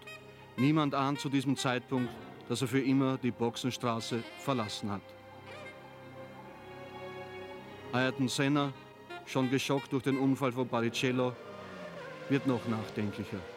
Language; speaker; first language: German; native; German